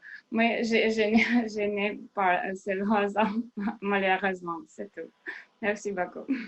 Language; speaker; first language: French; non-native, learner; Russian